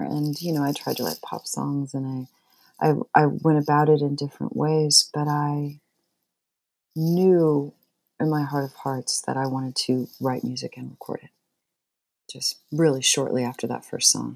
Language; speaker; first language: English; native; English